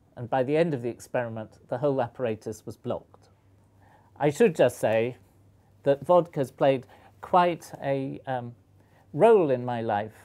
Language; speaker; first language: English; native; English